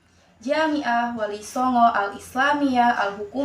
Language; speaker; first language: Arabic; non-native, learner; Indonesian